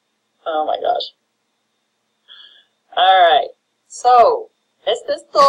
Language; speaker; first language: Spanish; non-native, fluent; English